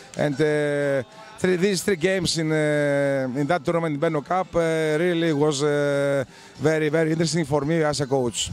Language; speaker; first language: English; non-native, learner; Greek